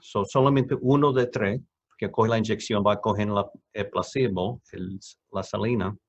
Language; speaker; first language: Spanish; non-native, fluent; English